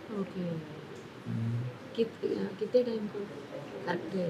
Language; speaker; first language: Hindi; non-native, local second language; Telugu